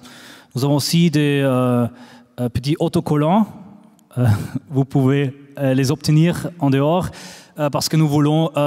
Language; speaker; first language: French; non-native, fluent; German